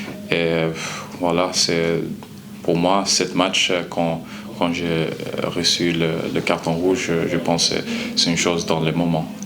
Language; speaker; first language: French; non-native, learner; Swedish